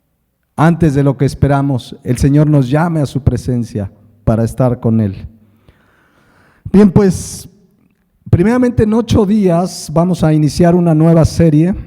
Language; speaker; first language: Spanish; native; Spanish